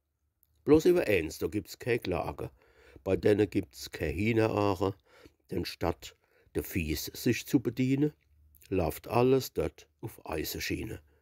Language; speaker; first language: German; native; German